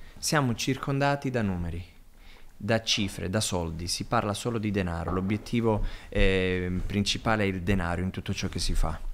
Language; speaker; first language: Italian; native; Italian